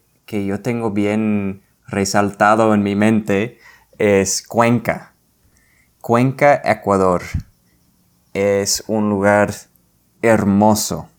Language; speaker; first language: Spanish; non-native, fluent; English